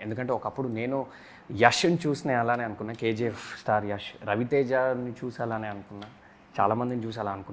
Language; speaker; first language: Telugu; native; Telugu